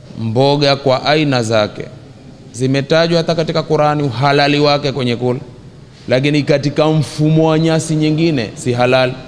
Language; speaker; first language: Swahili; native; Swahili